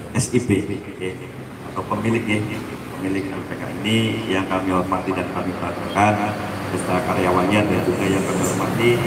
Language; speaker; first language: Indonesian; native; Indonesian